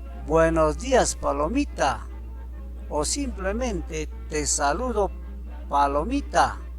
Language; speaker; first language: Spanish; non-native, local second language; Quechua